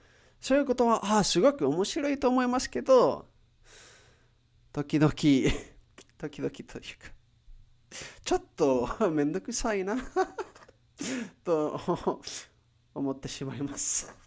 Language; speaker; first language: Japanese; non-native, learner; Spanish